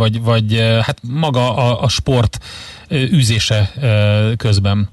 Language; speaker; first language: Hungarian; native; Hungarian